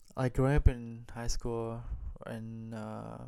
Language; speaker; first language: English; native; English